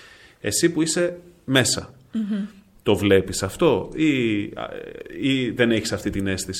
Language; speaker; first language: Greek; native; Greek